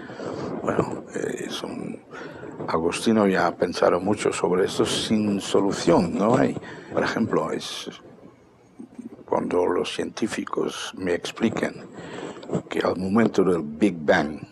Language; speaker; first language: Spanish; non-native, fluent; Dutch